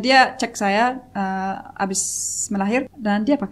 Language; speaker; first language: Indonesian; non-native, fluent; German